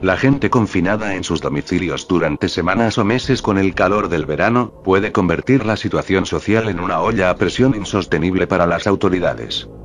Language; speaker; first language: Spanish; native; Spanish